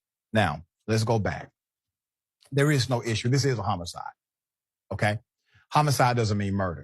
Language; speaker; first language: English; native; English